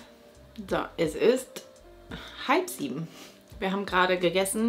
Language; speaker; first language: German; native; German